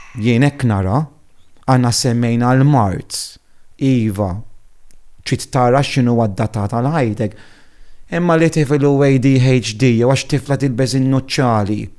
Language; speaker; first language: Maltese; non-native, fluent; Italian